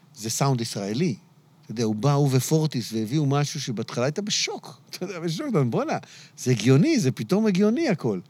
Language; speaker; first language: Hebrew; early bilingual, other home language; Arabic